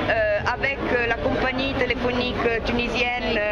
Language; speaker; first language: French; non-native, fluent; Italian